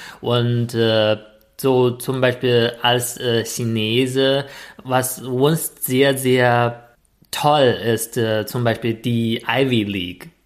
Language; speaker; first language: German; non-native, fluent; Chinese